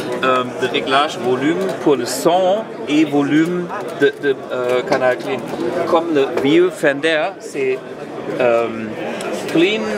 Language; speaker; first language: French; non-native, learner; German